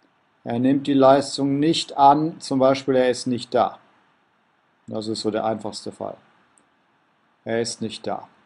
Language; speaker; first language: German; native; German